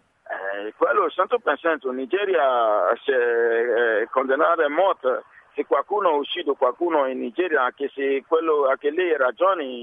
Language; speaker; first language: Italian; non-native, learner; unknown